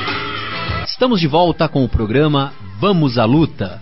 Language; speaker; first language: Portuguese; native; Portuguese